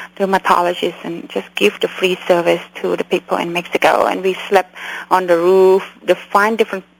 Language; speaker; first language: English; early bilingual, other home language; Khmer